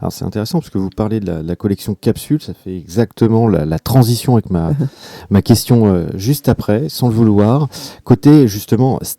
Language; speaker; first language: French; native; French